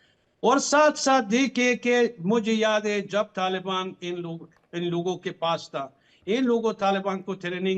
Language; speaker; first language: Hindi; non-native, fluent; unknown